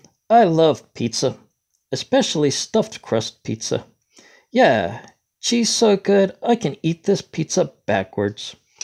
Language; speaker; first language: English; native; English